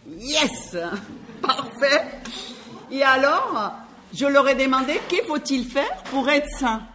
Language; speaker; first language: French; non-native, fluent; Spanish